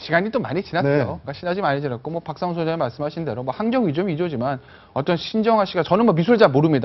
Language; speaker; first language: Korean; native; Korean